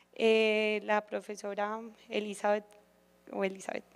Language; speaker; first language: Spanish; native; Spanish